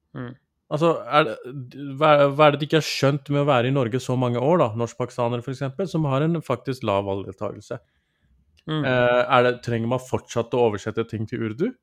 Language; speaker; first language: Norwegian; early bilingual, other home language; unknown